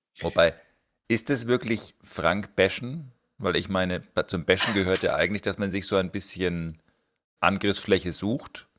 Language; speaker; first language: German; native; German